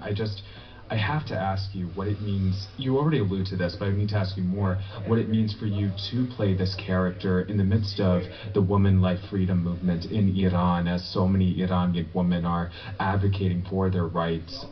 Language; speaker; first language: English; native; English